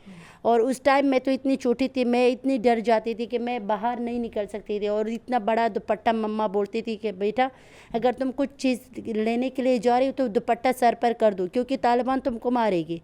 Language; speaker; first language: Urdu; non-native, learner; Persian